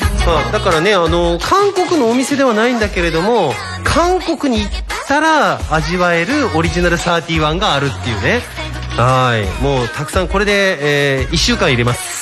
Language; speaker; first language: Japanese; native; Japanese